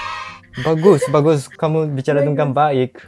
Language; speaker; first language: Indonesian; non-native, learner; Japanese